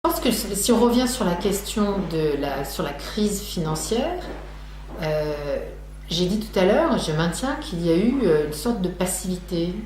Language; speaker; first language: French; native; French